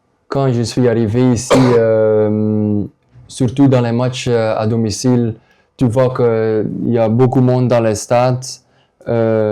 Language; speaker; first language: French; non-native, local second language; Dutch